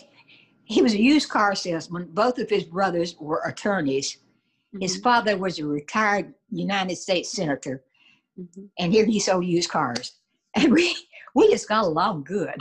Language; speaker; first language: English; native; English